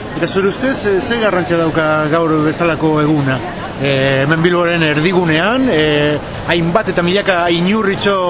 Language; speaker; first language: Basque; native; Basque